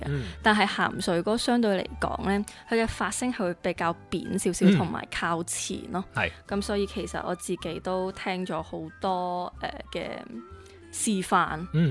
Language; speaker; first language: Cantonese; native; Cantonese